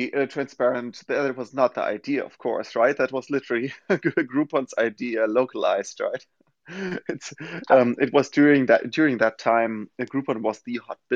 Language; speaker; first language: English; non-native, fluent; German